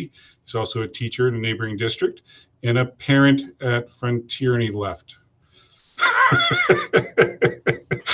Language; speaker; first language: English; native; English